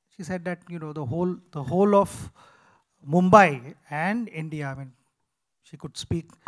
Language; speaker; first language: English; non-native, local second language; Marathi